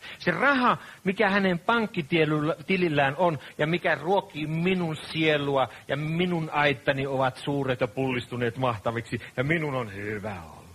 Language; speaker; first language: Finnish; native; Finnish